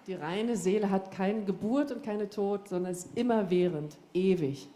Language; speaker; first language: German; native; German